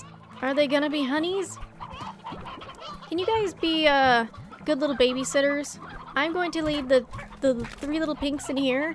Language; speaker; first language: English; native; English